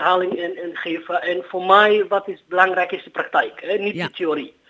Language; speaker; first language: Dutch; non-native, learner; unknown